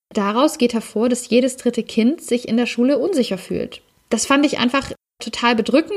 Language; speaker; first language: German; native; German